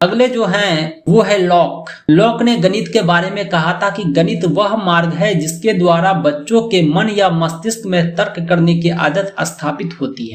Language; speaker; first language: Hindi; native; Hindi